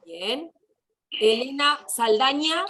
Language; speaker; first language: Spanish; native; Spanish